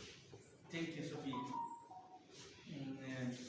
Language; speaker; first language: English; non-native, learner; Spanish